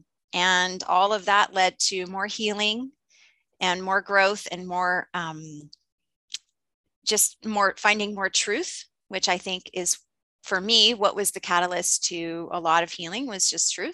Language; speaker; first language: English; native; English